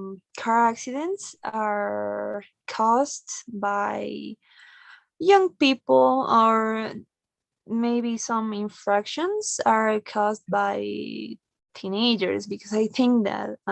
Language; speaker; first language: English; non-native, learner; Spanish